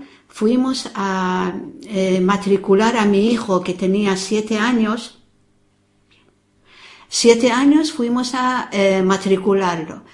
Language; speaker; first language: Spanish; non-native, fluent; Persian